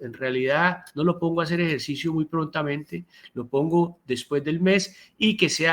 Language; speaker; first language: Spanish; native; Spanish